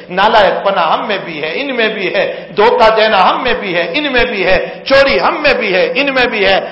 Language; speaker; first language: Urdu; non-native, local second language; Gujarati